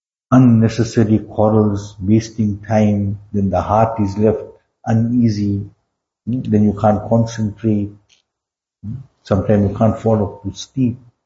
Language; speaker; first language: English; native; English